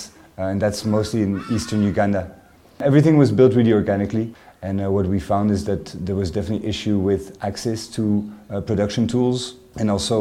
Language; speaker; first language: English; non-native, fluent; French